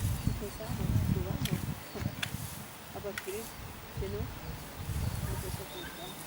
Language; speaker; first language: French; non-native, learner; Norwegian